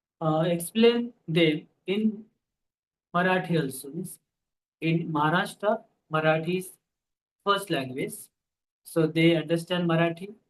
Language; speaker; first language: English; non-native, local second language; Marathi